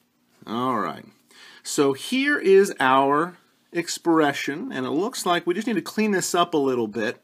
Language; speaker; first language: English; native; English